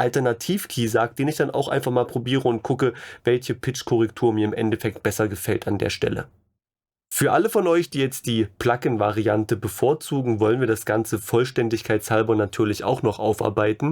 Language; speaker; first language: German; native; German